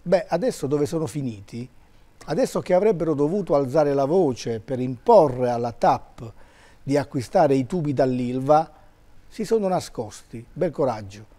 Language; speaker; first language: Italian; native; Italian